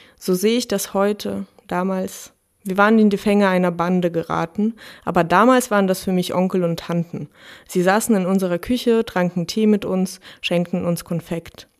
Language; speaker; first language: German; early bilingual, other home language; Russian